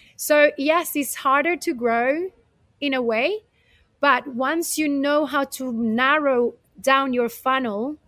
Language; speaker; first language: English; non-native, fluent; Spanish